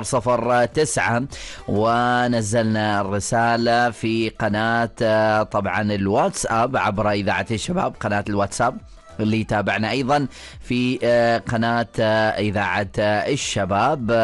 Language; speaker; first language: Arabic; native; Arabic